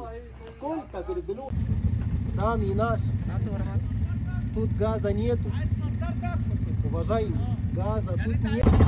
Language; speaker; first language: Russian; non-native, fluent; Arabic